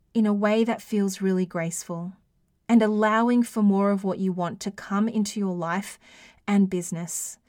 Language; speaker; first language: English; native; English